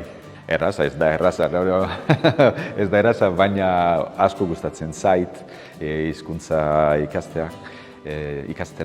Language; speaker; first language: Basque; non-native, learner; Italian